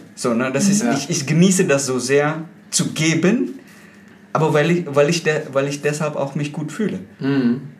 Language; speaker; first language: German; non-native, fluent; Indonesian